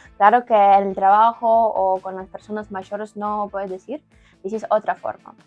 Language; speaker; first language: Spanish; non-native, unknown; Ukrainian